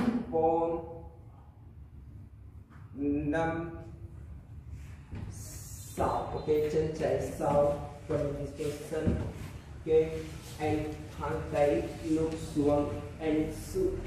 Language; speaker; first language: Vietnamese; non-native, learner; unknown